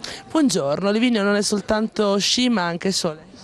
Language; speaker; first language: Italian; native; Italian